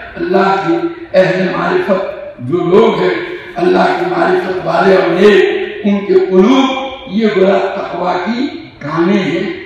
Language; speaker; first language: Urdu; non-native, local second language; Gujarati